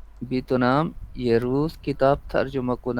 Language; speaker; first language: Persian; non-native, learner; Urdu